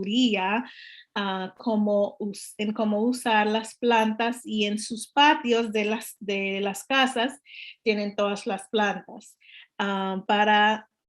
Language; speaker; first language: Spanish; non-native, learner; English